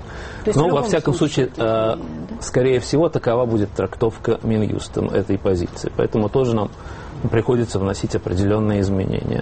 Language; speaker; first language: Russian; native; Russian